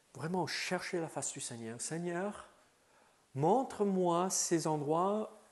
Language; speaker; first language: French; native; French